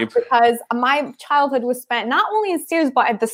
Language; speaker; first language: English; native; English